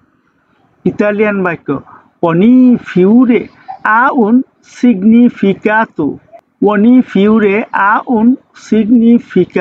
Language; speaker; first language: Italian; non-native, fluent; Bangla